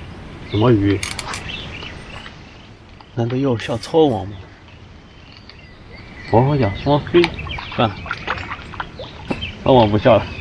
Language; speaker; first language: Chinese; native; Chinese